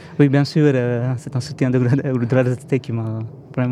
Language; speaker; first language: French; non-native, fluent; Tamil